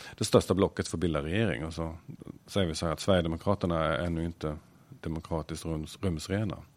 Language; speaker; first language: Swedish; native; Swedish